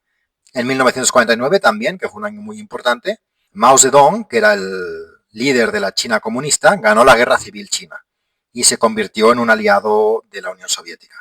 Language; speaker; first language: Spanish; native; Spanish